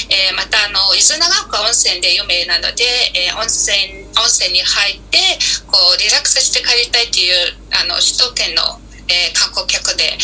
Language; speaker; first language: Japanese; non-native, fluent; Mongolian